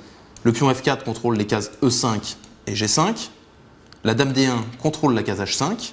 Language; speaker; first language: French; native; French